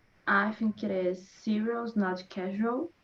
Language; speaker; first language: English; non-native, learner; Portuguese